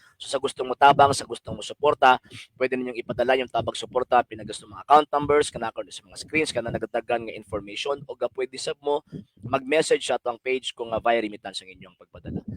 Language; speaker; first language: Cebuano; native; Cebuano